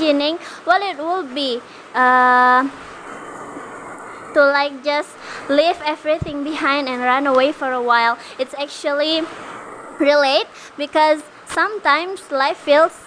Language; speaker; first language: English; non-native, fluent; Indonesian